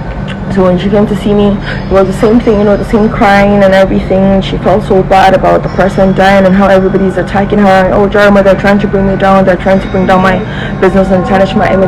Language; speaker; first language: English; non-native, local second language; Hausa